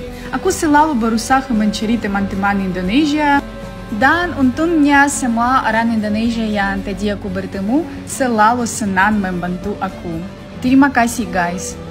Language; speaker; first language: Indonesian; non-native, fluent; Ukrainian